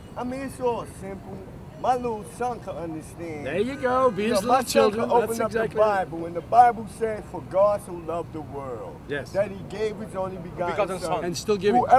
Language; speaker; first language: English; native; English